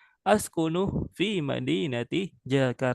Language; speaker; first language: Arabic; non-native, fluent; Indonesian